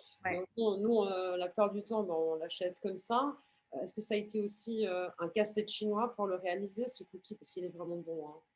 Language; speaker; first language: French; native; French